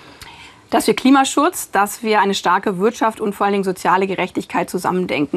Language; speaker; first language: German; native; German